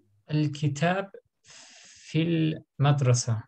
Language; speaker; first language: Arabic; non-native, learner; German